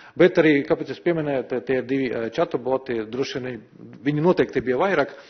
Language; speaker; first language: Latvian; non-native, local second language; Russian